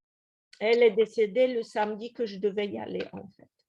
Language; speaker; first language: French; non-native, fluent; Polish